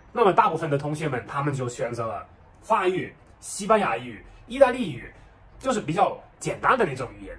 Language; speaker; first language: Chinese; non-native, fluent; German